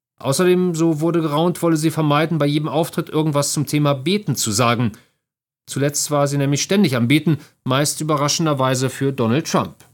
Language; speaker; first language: German; native; German